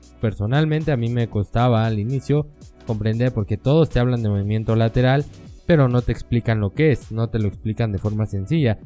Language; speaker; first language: Spanish; native; Spanish